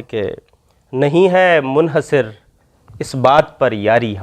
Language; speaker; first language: Urdu; native; Urdu